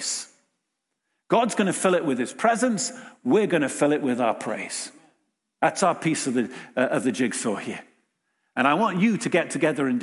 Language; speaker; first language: English; native; English